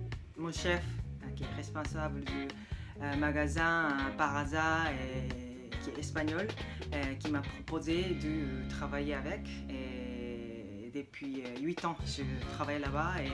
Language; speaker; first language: French; non-native, learner; Japanese